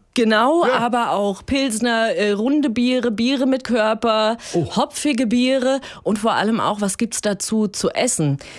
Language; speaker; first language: German; native; German